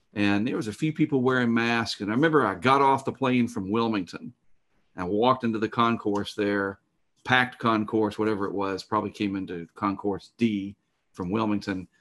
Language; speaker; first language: English; native; English